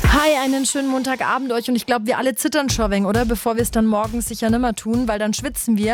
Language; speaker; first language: German; native; German